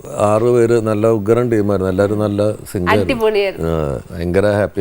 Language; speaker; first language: Malayalam; native; Malayalam